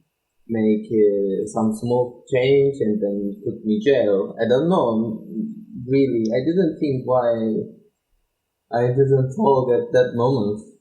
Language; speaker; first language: English; non-native, learner; Turkish